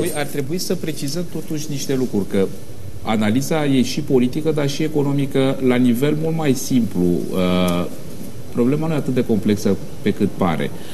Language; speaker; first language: Romanian; non-native, fluent; French